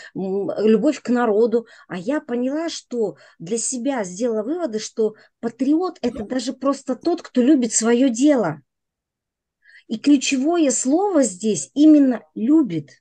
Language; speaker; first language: Russian; native; Russian